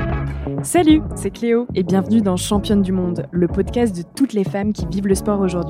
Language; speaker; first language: French; native; French